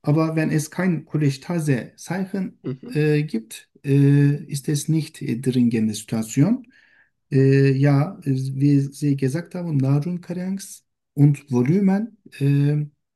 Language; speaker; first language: German; non-native, learner; Turkish